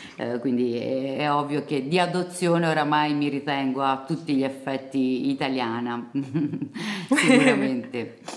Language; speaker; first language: Italian; early bilingual, other home language; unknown